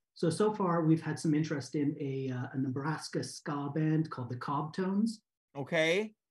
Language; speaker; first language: English; native; English